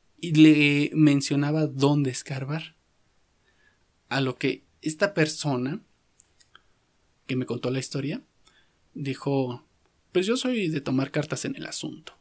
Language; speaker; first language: Spanish; native; Spanish